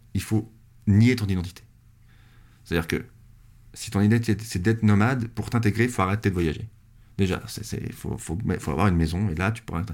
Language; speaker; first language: French; native; French